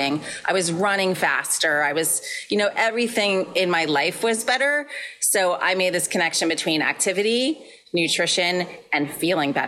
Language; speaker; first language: English; native; English